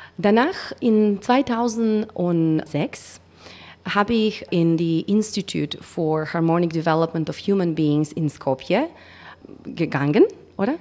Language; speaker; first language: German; non-native, learner; Macedonian